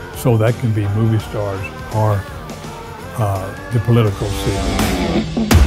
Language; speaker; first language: English; native; English